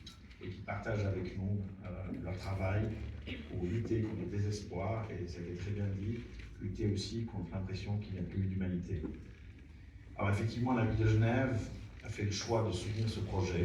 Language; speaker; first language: French; native; French